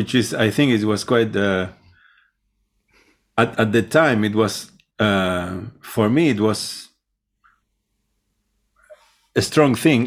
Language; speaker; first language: English; non-native, fluent; Spanish